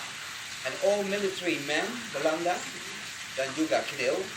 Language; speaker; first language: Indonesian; non-native, learner; Dutch